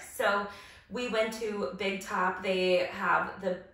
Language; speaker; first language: English; native; English